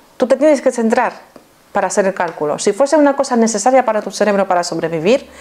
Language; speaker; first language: Spanish; non-native, fluent; Polish